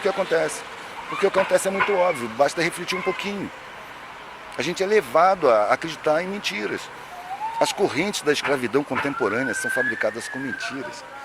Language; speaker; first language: Portuguese; native; Portuguese